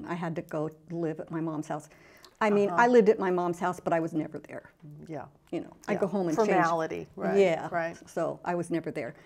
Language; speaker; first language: English; native; English